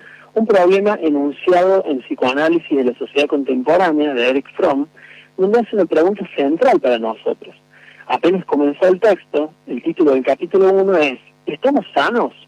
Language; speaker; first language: Spanish; native; Spanish